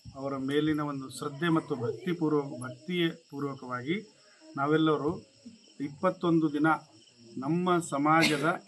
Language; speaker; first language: Kannada; non-native, local second language; Lambadi